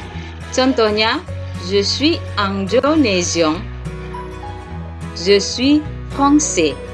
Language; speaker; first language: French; non-native, fluent; Indonesian